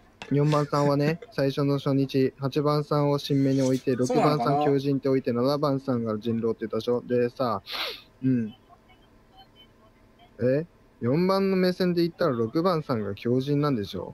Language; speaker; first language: Japanese; native; Japanese